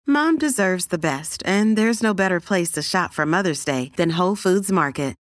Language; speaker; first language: English; early bilingual, other home language; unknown